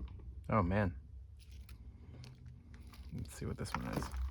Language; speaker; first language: English; native; English